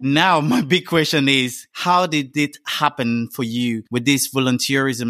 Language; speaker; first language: English; non-native, fluent; French